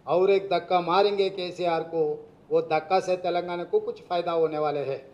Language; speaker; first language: Hindi; non-native, local second language; Telugu